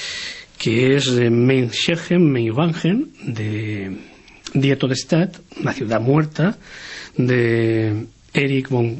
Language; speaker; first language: Spanish; native; Spanish